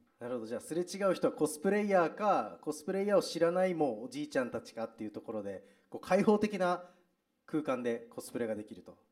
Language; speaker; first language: Japanese; native; Japanese